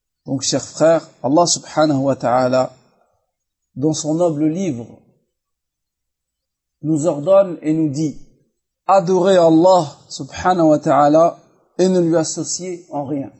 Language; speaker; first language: French; native; French